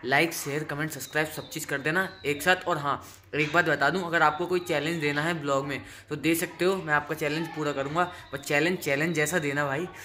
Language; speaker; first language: Hindi; native; Hindi